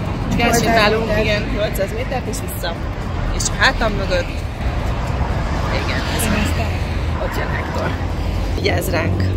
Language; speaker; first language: Hungarian; native; Hungarian